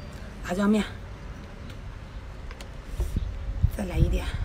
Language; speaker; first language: Chinese; native; Chinese